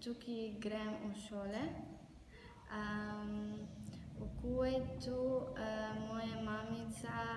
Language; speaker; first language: Slovenian; non-native, learner; Arabic